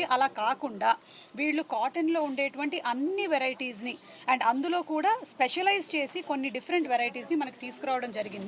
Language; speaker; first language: Telugu; native; Telugu